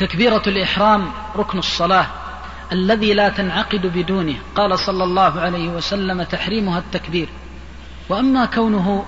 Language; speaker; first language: Arabic; native; Arabic